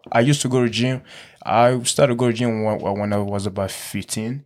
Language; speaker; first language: English; early bilingual, other home language; Kinyarwanda